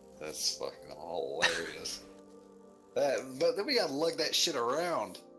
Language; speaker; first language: English; native; English